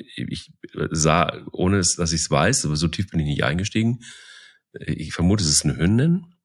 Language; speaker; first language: German; native; German